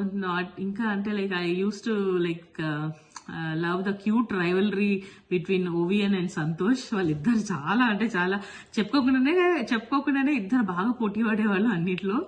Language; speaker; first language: Telugu; native; Telugu